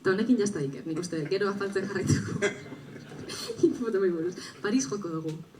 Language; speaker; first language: Basque; native; Basque